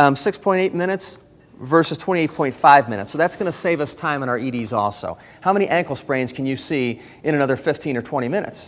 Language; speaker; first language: English; native; English